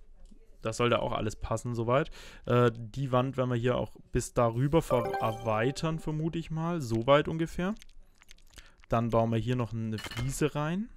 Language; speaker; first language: German; native; German